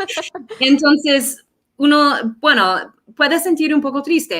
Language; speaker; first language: Spanish; non-native, fluent; English